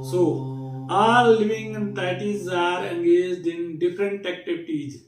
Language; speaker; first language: English; non-native, local second language; Punjabi